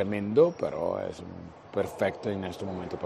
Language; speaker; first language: Spanish; non-native, fluent; Italian